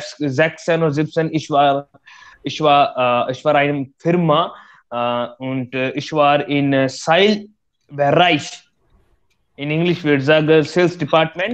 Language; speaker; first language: German; non-native, learner; Hindi